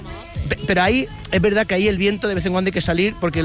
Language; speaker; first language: Spanish; native; Spanish